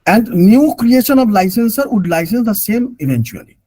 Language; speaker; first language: English; non-native, local second language; Bangla